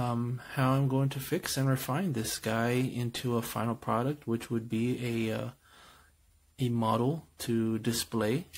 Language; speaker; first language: English; native; English